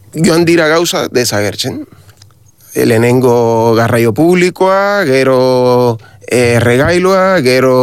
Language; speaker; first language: Basque; non-native, learner; Spanish